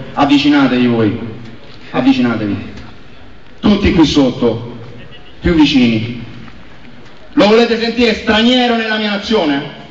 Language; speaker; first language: Italian; native; Italian